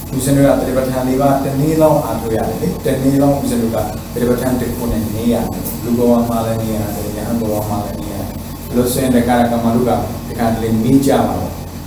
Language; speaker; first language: Burmese; non-native, fluent; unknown